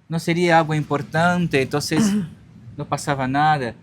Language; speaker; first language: Spanish; non-native, learner; Portuguese